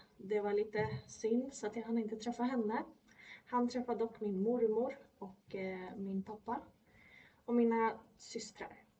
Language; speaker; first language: Swedish; early bilingual, other home language; Polish